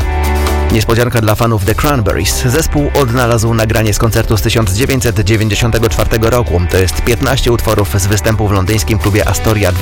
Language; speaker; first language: Polish; native; Polish